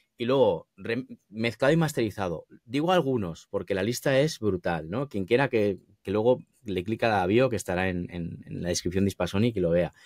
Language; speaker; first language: Spanish; native; Spanish